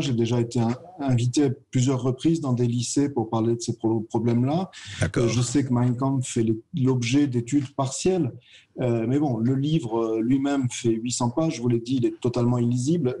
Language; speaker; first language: French; native; French